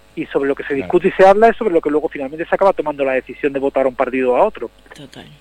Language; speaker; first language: Spanish; native; Spanish